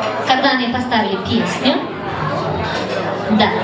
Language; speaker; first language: Russian; non-native, local second language; Uzbek